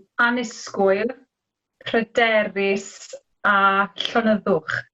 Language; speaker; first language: Welsh; native; Welsh